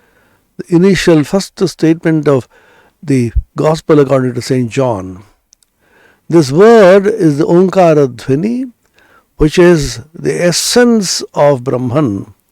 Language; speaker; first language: English; non-native, local second language; Bangla